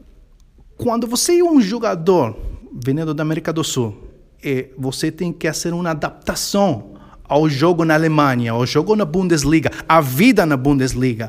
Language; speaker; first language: Portuguese; non-native, fluent; Spanish